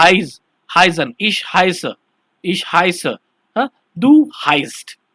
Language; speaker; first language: German; non-native, learner; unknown